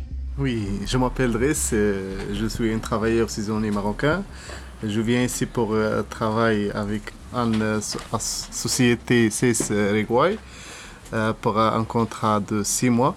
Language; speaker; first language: French; non-native, learner; Arabic